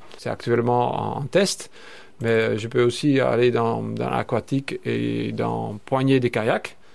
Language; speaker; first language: French; non-native, fluent; Dutch